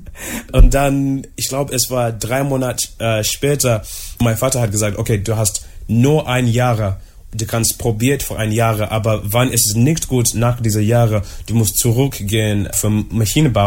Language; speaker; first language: German; non-native, learner; English